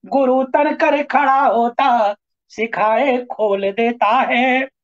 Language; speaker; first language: Hindi; native; Hindi